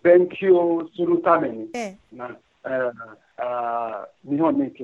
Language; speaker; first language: Japanese; non-native, fluent; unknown